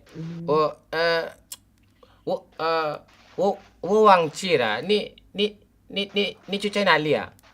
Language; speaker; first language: Chinese; non-native, learner; Indonesian